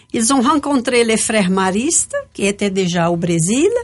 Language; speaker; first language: French; non-native, fluent; Portuguese